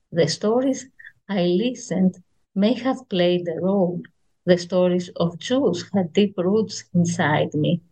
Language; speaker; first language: English; non-native, fluent; Greek